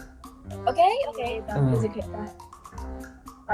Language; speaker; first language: English; non-native, learner; Thai